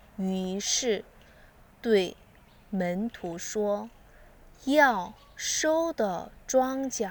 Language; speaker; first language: Chinese; non-native, learner; Korean